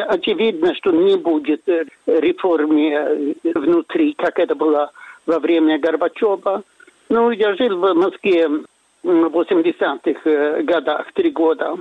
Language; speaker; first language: Russian; non-native, fluent; Swedish